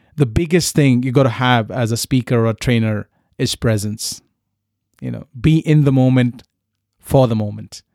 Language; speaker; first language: English; non-native, local second language; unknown